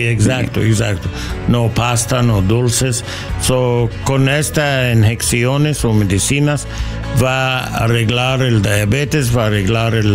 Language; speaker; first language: Spanish; non-native, learner; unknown